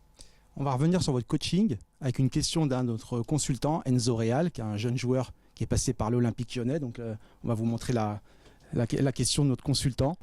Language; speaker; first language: French; native; French